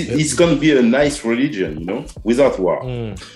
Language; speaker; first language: English; non-native, learner; French